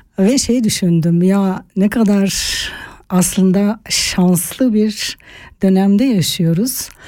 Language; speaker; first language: Turkish; native; Turkish